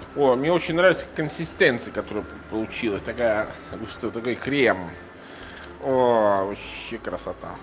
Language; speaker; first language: Russian; non-native, fluent; Italian